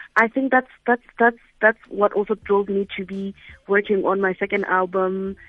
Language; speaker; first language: English; non-native, local second language; Tswana